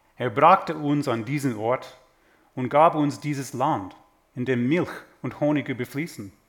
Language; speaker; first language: German; non-native, fluent; English